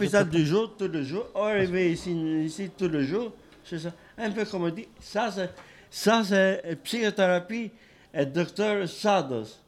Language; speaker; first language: French; non-native, learner; Albanian